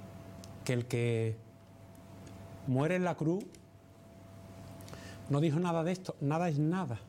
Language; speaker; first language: Spanish; native; Spanish